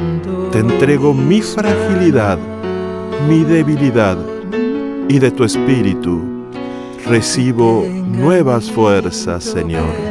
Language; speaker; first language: Spanish; native; Spanish